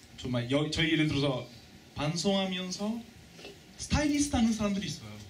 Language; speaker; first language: Korean; non-native, fluent; Italian